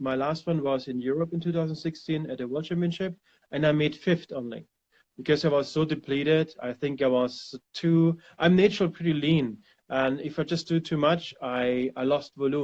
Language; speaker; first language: English; non-native, fluent; German